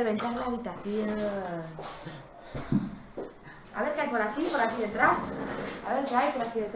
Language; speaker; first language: Spanish; native; Spanish